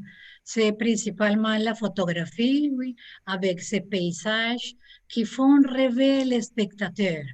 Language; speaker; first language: French; non-native, learner; Spanish